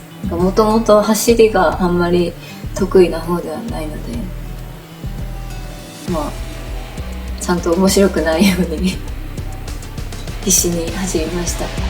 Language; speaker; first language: Japanese; native; Japanese